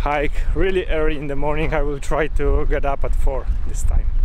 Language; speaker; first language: English; non-native, fluent; Polish